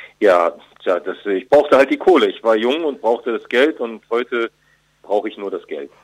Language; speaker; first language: German; early bilingual, other home language; Turkish